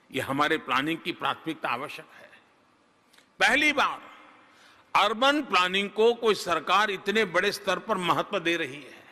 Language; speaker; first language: Hindi; non-native, local second language; Gujarati